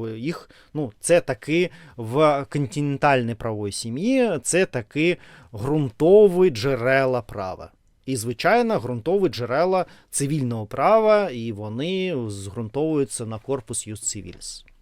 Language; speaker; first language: Ukrainian; non-native, learner; Russian